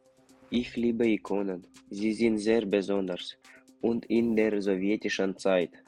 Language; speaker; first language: German; non-native, learner; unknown